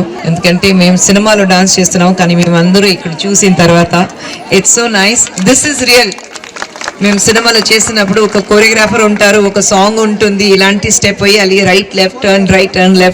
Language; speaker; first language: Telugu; non-native, fluent; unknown